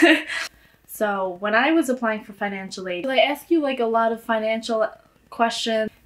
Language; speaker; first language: English; native; English